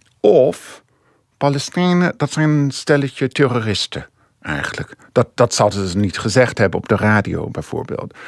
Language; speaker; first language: Dutch; non-native, fluent; English